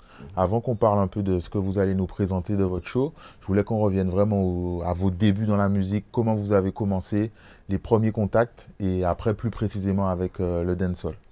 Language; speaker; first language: French; native; French